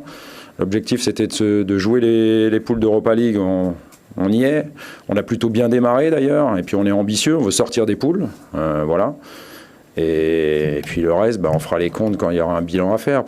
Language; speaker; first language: French; native; French